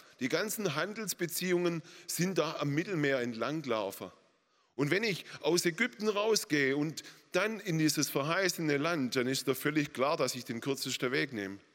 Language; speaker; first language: German; native; German